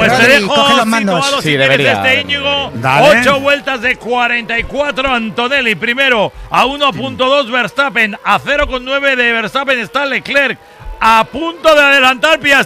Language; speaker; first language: Spanish; native; Spanish